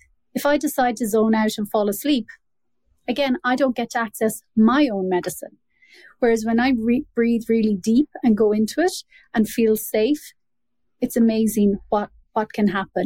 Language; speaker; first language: English; native; English